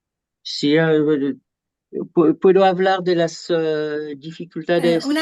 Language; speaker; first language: Spanish; non-native, fluent; French